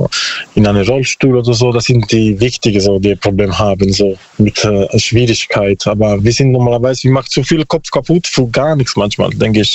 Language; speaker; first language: German; non-native, learner; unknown